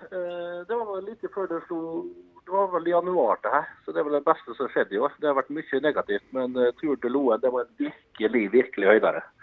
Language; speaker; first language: Norwegian; early bilingual, other home language; Dutch